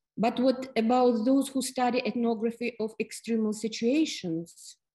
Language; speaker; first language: English; non-native, fluent; Ukrainian